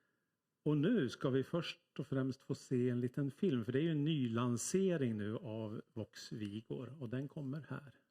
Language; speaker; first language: Swedish; native; Swedish